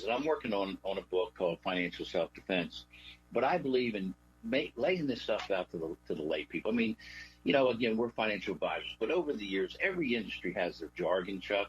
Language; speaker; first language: English; native; English